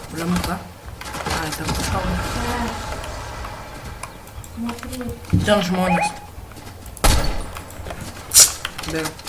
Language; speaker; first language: Lithuanian; early bilingual, heritage; Lithuanian